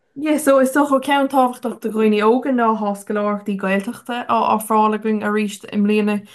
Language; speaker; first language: Irish; non-native, local second language; English